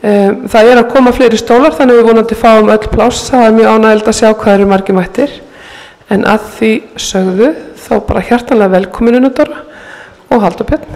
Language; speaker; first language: Icelandic; native; Icelandic